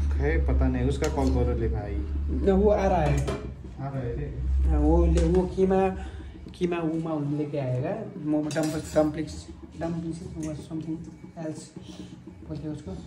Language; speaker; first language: Hindi; non-native, learner; Nepali